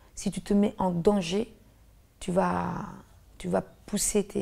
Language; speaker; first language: French; native; French